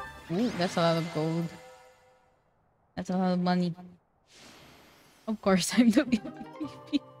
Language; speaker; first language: English; non-native, local second language; Filipino